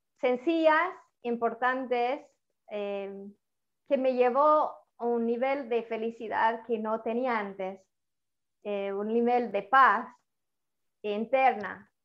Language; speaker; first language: Spanish; non-native, fluent; Italian